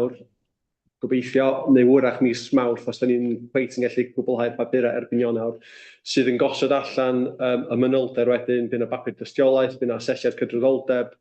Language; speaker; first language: Welsh; native; Welsh